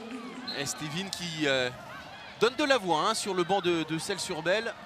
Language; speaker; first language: French; native; French